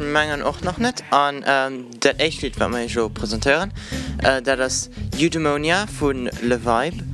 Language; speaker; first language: German; non-native, local second language; Luxembourgish